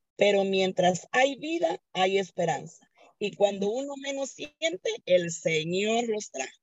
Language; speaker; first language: Spanish; native; Spanish